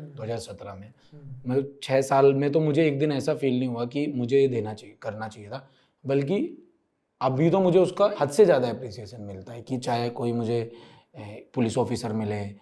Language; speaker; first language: Hindi; native; Hindi